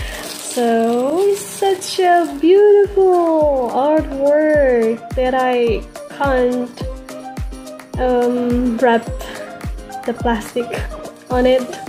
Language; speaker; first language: English; non-native, fluent; Indonesian